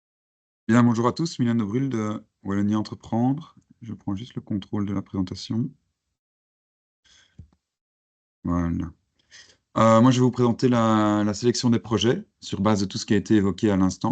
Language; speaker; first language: French; native; French